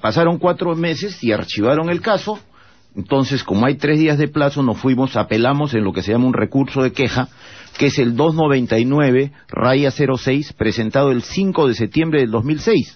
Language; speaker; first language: Spanish; native; Spanish